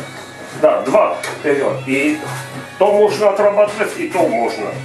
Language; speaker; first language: Russian; non-native, local second language; Armenian